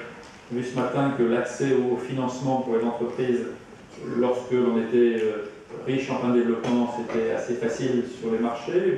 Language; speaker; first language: French; native; French